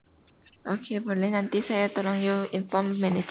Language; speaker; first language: Malay; native; Malay